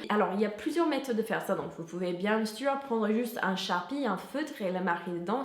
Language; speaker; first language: French; non-native, fluent; English